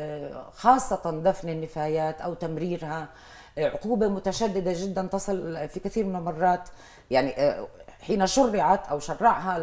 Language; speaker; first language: Arabic; native; Arabic